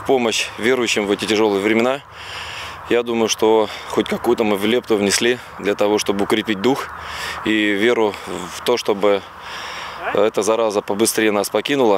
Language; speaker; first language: Russian; native; Russian